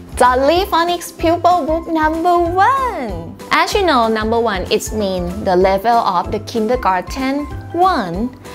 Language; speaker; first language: English; non-native, fluent; Thai